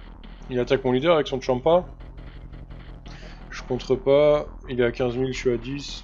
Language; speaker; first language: French; native; French